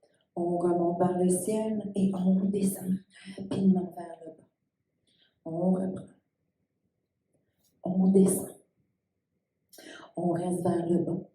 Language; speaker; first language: French; native; French